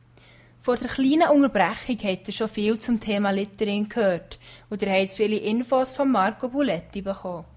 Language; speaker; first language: German; native; German